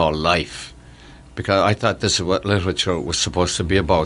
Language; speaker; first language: English; native; English